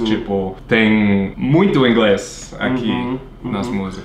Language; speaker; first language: Portuguese; non-native, fluent; English